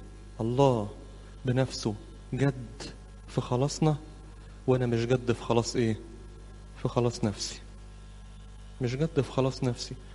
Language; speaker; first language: Arabic; native; Arabic